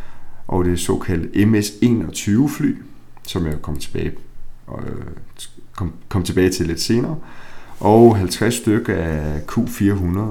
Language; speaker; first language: Danish; native; Danish